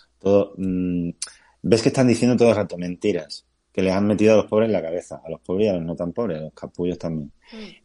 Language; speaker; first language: Spanish; native; Spanish